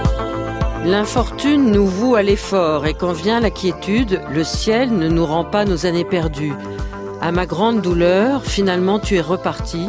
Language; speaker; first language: French; native; French